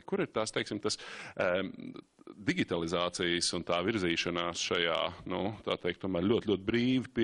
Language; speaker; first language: Latvian; native; Latvian